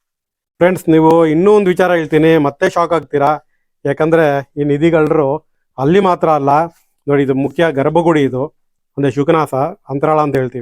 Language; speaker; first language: Kannada; native; Kannada